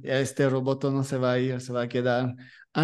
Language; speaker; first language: Spanish; non-native, learner; French